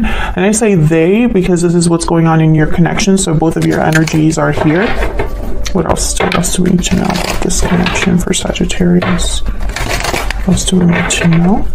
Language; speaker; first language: English; native; English